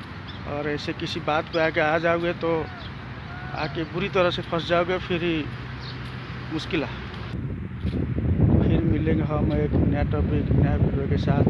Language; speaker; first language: Hindi; non-native, local second language; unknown